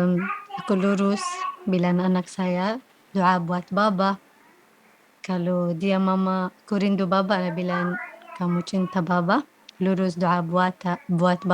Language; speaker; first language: Indonesian; non-native, learner; Arabic